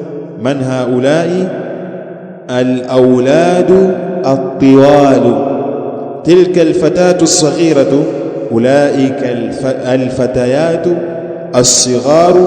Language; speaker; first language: Arabic; non-native, fluent; Swahili